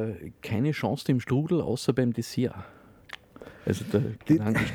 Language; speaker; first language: German; native; German